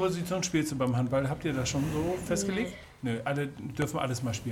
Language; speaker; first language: German; native; German